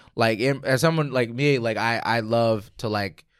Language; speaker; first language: English; native; English